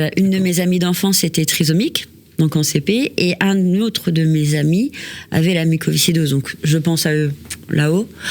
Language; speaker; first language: French; native; French